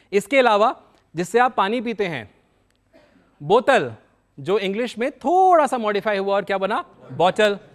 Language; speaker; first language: Hindi; native; Hindi